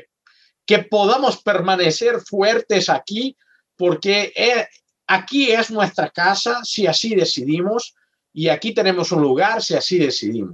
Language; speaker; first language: Spanish; non-native, fluent; Portuguese